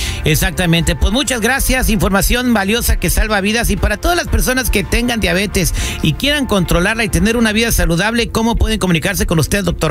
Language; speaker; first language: Spanish; native; Spanish